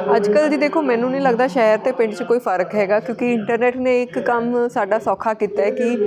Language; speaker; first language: Punjabi; non-native, local second language; Hindi